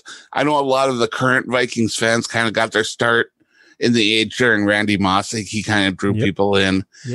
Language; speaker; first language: English; native; English